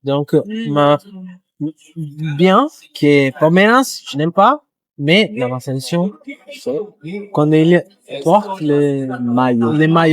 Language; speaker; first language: French; non-native, learner; Portuguese